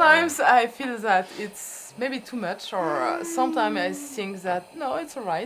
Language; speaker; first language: English; non-native, learner; French